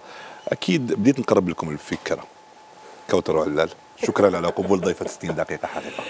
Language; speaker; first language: Arabic; native; Arabic